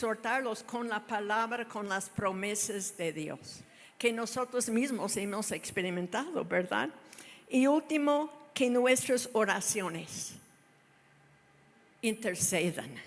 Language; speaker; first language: Spanish; non-native, fluent; English